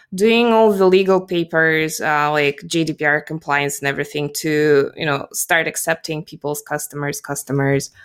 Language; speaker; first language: English; non-native, fluent; Russian